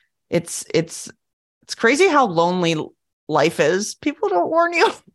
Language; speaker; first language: English; early bilingual, other home language; Spanish